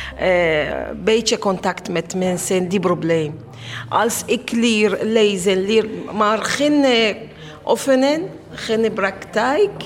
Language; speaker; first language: Dutch; non-native, learner; Arabic